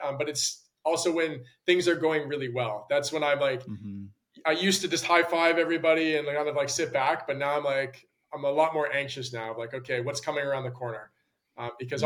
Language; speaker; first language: English; native; English